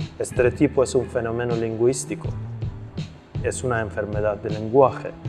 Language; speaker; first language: Spanish; non-native, fluent; Persian